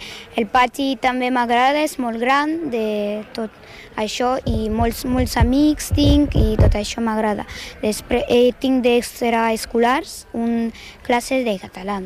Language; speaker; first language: Catalan; non-native, learner; Ukrainian